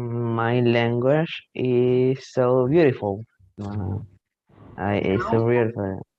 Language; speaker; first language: English; non-native, learner; Spanish